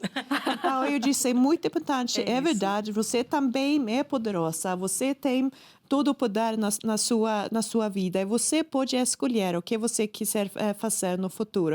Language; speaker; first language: Portuguese; non-native, fluent; Swedish